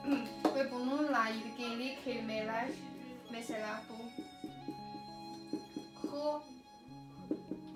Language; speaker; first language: Turkish; non-native, learner; Chinese